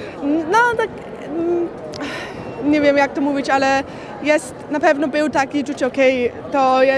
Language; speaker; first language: Polish; early bilingual, heritage; Polish